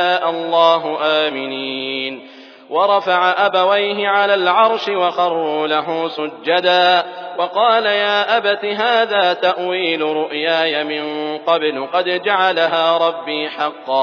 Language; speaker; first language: Arabic; native; Arabic